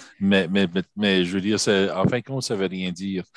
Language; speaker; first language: French; native; French